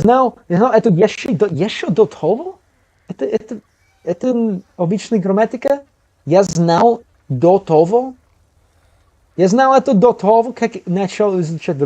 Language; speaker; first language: Russian; non-native, learner; English